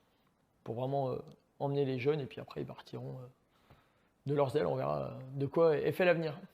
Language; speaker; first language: French; native; French